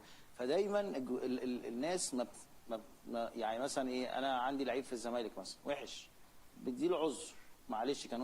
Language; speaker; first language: Arabic; native; Arabic